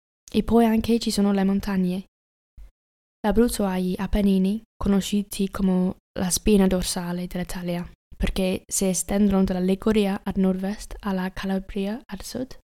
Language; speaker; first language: Italian; non-native, learner; English